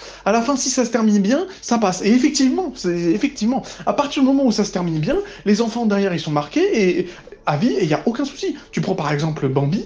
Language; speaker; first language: French; native; French